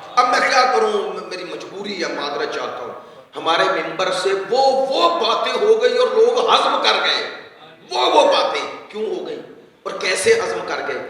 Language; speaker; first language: Urdu; non-native, local second language; Punjabi